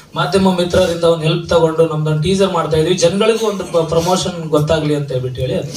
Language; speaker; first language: Kannada; non-native, local second language; Lambadi